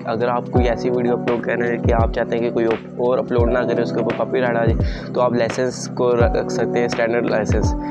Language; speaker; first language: Urdu; native; Urdu